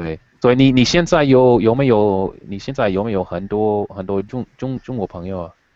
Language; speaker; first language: Chinese; non-native, fluent; English